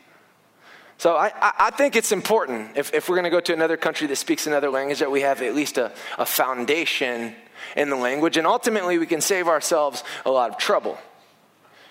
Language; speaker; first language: English; native; English